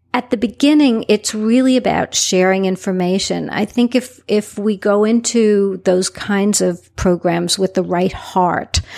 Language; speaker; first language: English; native; English